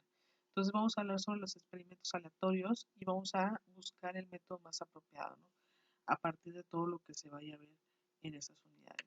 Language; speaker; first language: Spanish; native; Spanish